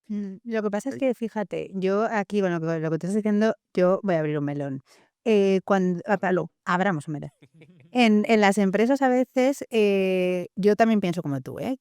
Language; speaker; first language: Spanish; native; Spanish